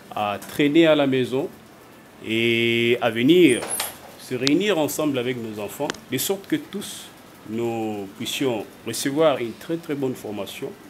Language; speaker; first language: French; non-native, local second language; Lingala